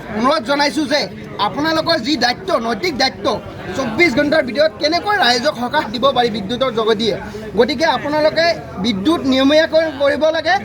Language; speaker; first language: Assamese; non-native, local second language; Bangla